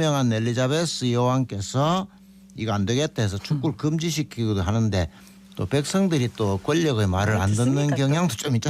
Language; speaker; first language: Korean; native; Korean